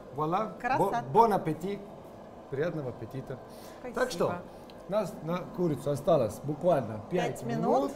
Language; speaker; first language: Russian; non-native, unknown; Italian